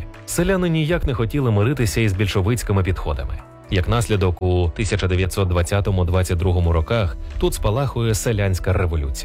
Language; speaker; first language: Ukrainian; native; Ukrainian